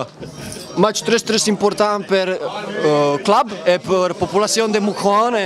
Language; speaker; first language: French; non-native, learner; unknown